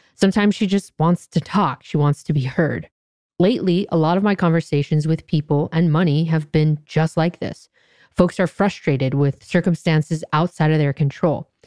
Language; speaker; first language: English; native; English